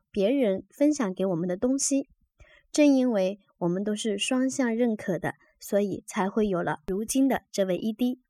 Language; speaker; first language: Chinese; native; Chinese